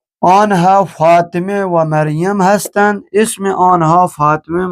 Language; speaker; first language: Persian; non-native, fluent; Urdu